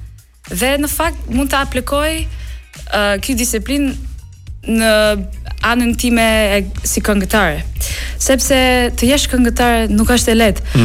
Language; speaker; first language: Albanian; non-native, learner; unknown